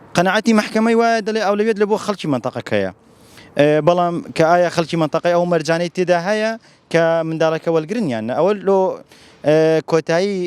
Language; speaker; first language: Central Kurdish; non-native, local second language; Kurdish